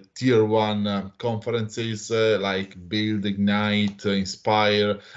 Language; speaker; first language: English; non-native, fluent; Italian